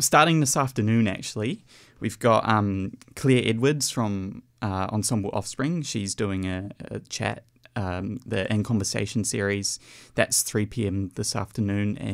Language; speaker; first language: English; native; English